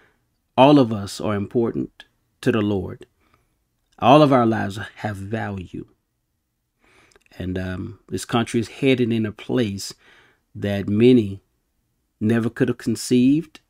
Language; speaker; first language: English; native; English